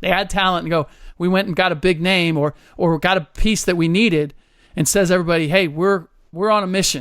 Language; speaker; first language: English; native; English